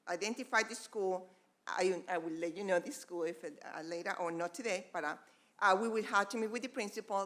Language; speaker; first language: English; non-native, fluent; Spanish